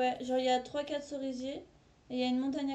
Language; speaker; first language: French; native; French